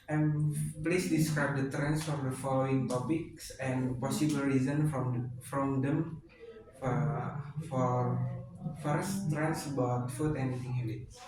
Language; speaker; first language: English; non-native, learner; Indonesian